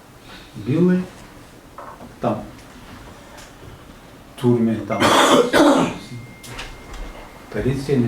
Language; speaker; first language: Russian; non-native, learner; Uzbek